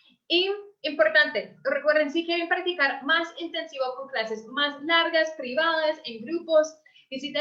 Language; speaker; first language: Spanish; early bilingual, heritage; English